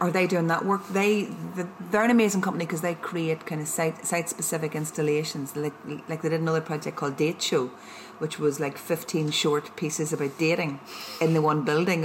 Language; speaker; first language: English; native; English